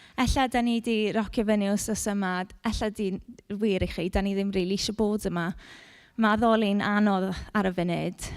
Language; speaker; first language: Welsh; non-native, local second language; English